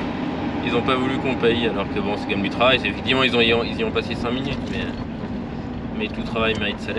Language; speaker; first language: French; native; French